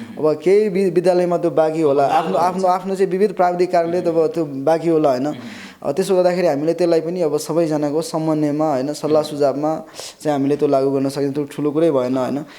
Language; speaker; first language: Nepali; non-native, local second language; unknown